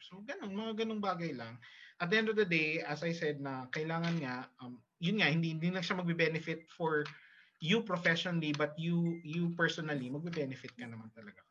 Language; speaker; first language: Filipino; early bilingual, heritage; Filipino